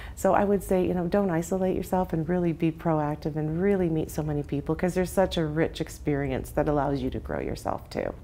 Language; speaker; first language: English; native; English